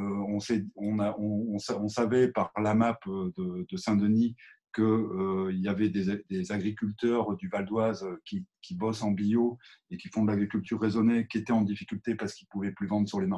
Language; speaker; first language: French; native; French